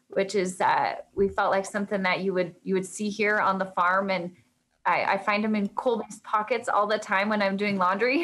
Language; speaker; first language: English; native; English